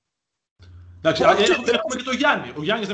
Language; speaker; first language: Greek; native; Greek